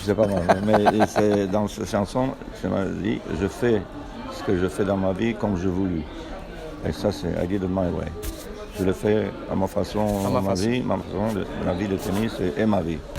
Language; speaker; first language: French; non-native, fluent; Romanian